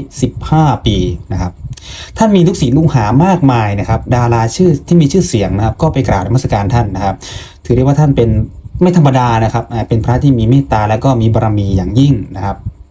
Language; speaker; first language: Thai; non-native, local second language; Lao